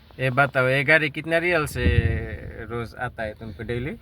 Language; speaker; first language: Hindi; non-native, fluent; Bangla